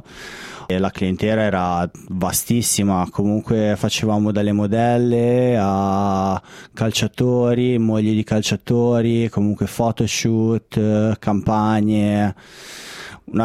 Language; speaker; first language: Italian; native; Italian